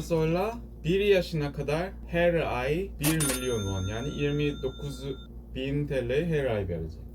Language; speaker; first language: Turkish; non-native, learner; Korean